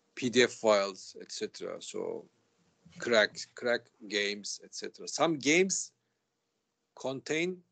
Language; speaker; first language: English; non-native, fluent; Turkish